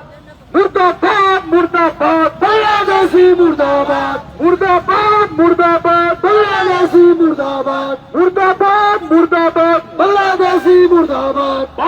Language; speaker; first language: Hindi; non-native, local second language; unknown